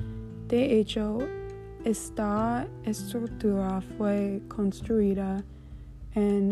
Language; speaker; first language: Spanish; non-native, learner; English